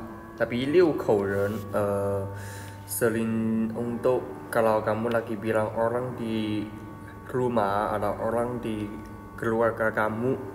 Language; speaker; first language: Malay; non-native, fluent; Chinese